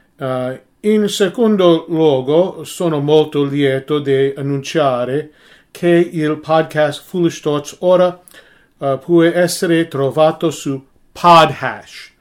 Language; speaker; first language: Italian; non-native, learner; English